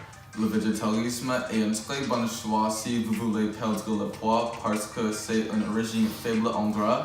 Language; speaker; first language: French; non-native, learner; English